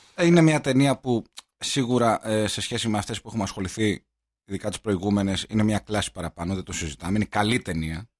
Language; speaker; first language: Greek; native; Greek